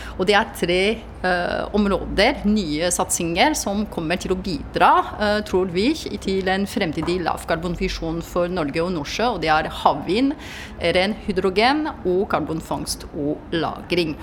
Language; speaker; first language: Norwegian; non-native, fluent; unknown